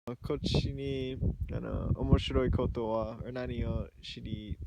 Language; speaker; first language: Japanese; non-native, learner; English